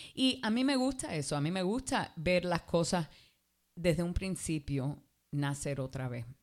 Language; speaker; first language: Spanish; early bilingual, heritage; Spanish